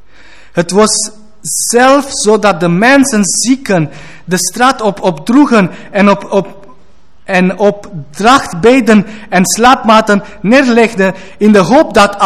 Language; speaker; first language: Dutch; non-native, fluent; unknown